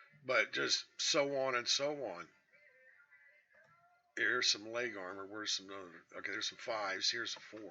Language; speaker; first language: English; native; English